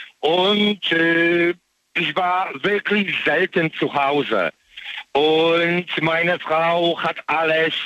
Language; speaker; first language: German; non-native, learner; Polish